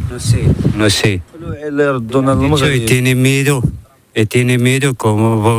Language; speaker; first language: Spanish; non-native, learner; Arabic